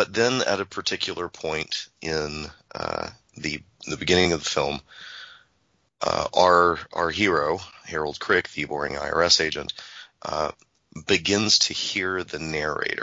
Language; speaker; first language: English; native; English